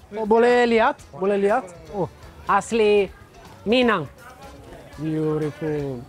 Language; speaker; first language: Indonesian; non-native, learner; Italian